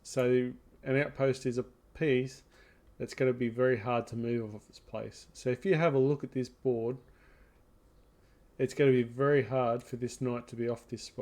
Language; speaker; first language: English; native; English